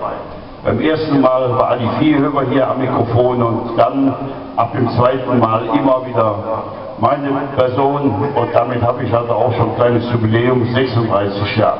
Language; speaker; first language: German; native; German